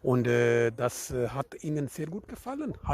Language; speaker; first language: German; non-native, learner; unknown